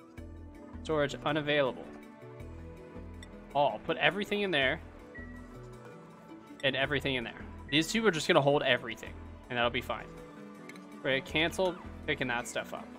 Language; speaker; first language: English; native; English